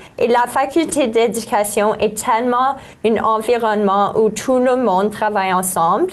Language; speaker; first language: French; native; French